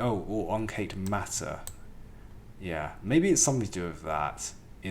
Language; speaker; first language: English; native; English